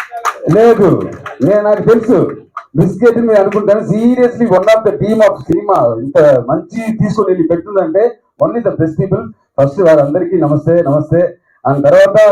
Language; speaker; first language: Telugu; non-native, fluent; Tamil